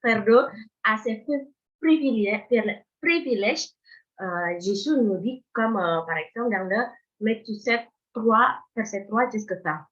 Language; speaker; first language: French; non-native, fluent; Indonesian